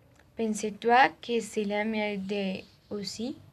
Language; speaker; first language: French; non-native, learner; Spanish